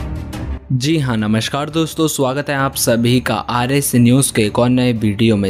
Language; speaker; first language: Hindi; native; Hindi